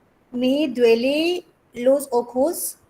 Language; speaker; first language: Spanish; non-native, learner; Hindi